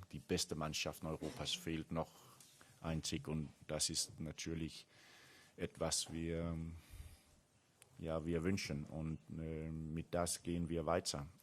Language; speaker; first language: German; non-native, learner; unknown